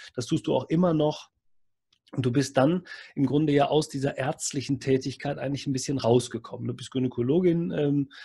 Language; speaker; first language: German; native; German